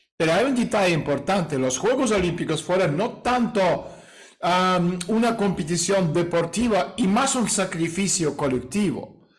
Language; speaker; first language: Spanish; non-native, fluent; Russian